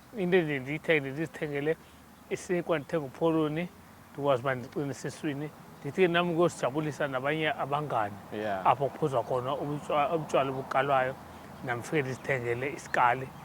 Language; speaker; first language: Zulu; non-native, local second language; Xhosa